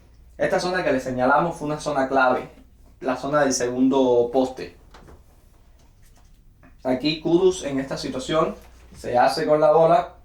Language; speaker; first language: Spanish; native; Spanish